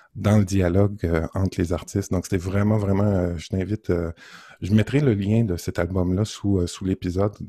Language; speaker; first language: French; native; French